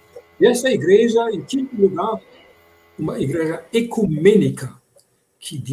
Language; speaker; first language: Portuguese; non-native, fluent; German